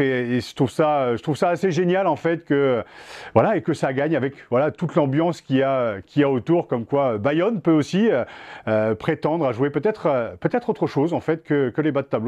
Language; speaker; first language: French; native; French